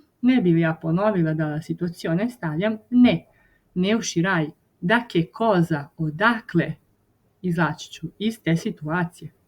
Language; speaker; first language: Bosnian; non-native, fluent; Italian